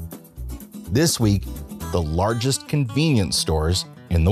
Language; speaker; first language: English; native; English